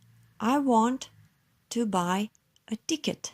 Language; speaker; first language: English; non-native, learner; Turkish